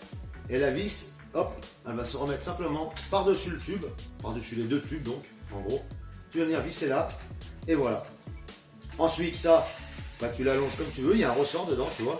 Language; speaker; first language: French; native; French